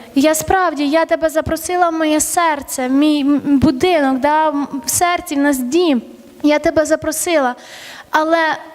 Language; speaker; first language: Ukrainian; early bilingual, other home language; Armenian